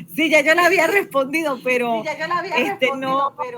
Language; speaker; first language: Spanish; native; Spanish